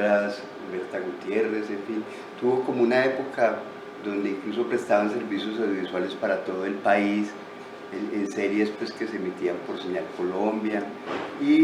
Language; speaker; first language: Spanish; native; Spanish